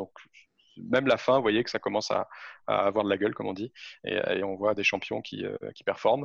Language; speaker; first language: French; native; French